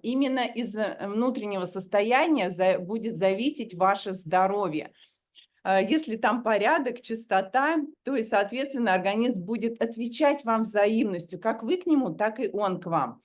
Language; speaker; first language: Russian; native; Russian